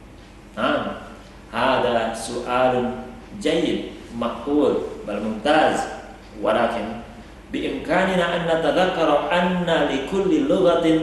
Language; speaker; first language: Arabic; non-native, fluent; Indonesian